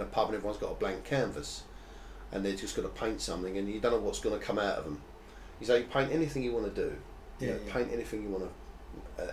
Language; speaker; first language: English; native; English